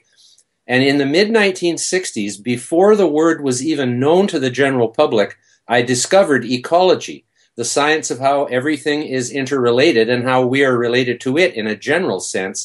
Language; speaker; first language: English; native; English